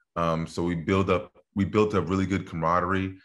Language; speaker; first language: English; native; English